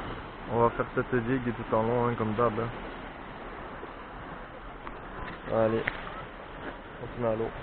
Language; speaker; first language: French; native; French